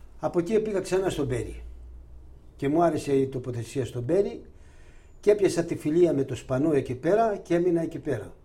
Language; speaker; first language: Greek; non-native, local second language; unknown